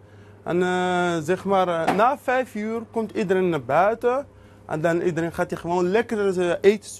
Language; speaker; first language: Dutch; non-native, learner; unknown